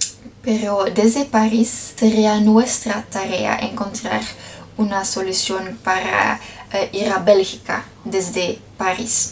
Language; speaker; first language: Spanish; non-native, learner; Dutch